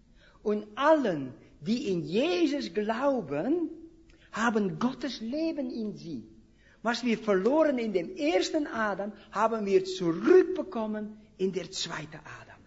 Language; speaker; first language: German; non-native, fluent; Dutch